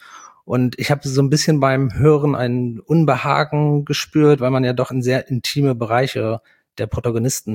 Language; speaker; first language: German; native; German